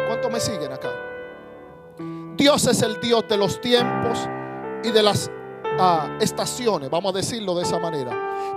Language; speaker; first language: Spanish; native; Spanish